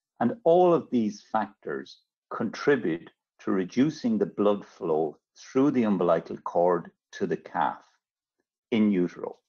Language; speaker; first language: English; native; English